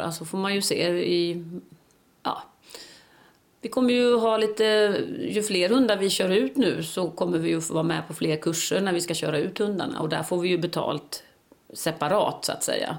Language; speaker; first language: Swedish; native; Swedish